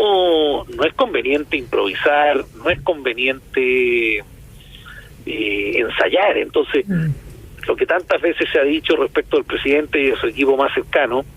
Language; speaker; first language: Spanish; native; Spanish